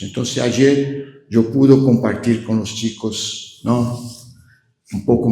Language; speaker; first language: Spanish; non-native, fluent; Portuguese